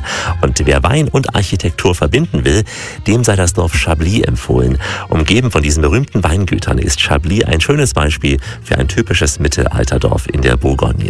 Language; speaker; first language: German; native; German